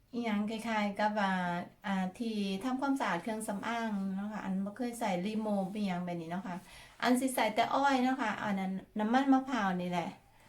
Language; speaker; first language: Thai; native; Thai